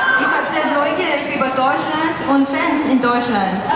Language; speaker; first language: German; non-native, learner; Korean